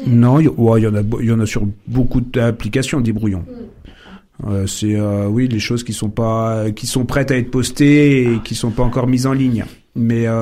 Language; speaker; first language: French; native; French